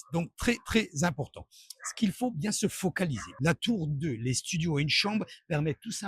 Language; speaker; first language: French; native; French